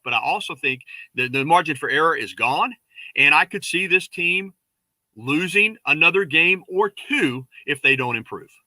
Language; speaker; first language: English; native; English